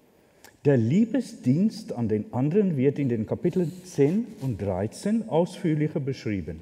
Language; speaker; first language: German; non-native, fluent; Afrikaans